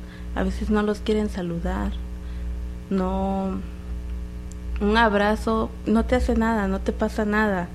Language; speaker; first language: Spanish; native; Spanish